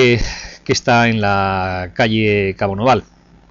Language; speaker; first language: Spanish; native; Spanish